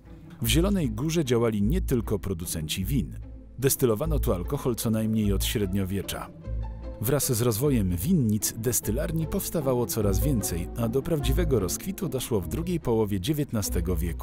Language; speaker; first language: Polish; native; Polish